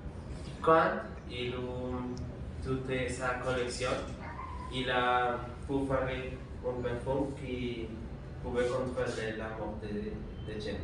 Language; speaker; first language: French; non-native, learner; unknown